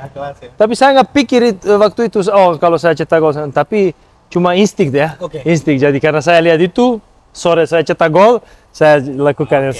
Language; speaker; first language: Indonesian; non-native, fluent; Serbian